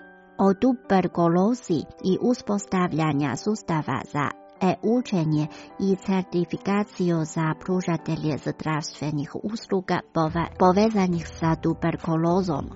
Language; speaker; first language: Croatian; non-native, fluent; Chinese